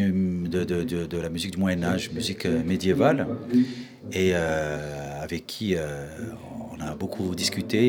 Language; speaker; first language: French; non-native, local second language; Arabic